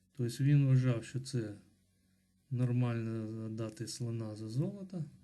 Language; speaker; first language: Ukrainian; non-native, local second language; Russian